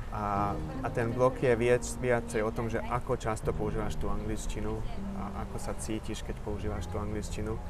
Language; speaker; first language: Slovak; non-native, fluent; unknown